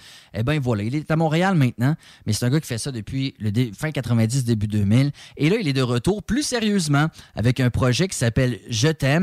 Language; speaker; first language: French; native; French